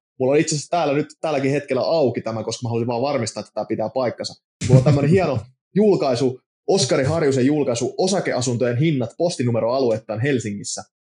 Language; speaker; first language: Finnish; native; Finnish